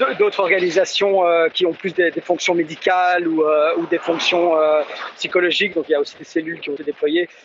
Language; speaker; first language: French; native; French